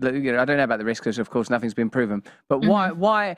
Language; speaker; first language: English; native; English